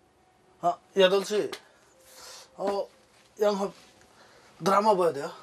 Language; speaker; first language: Korean; non-native, learner; Bangla